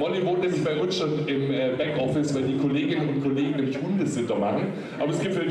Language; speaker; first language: German; native; German